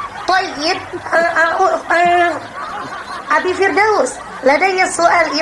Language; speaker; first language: Arabic; non-native, learner; Indonesian